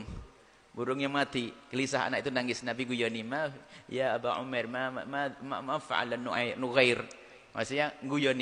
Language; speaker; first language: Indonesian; non-native, local second language; Javanese